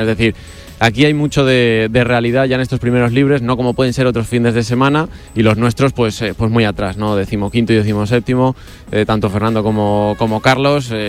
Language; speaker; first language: Spanish; native; Spanish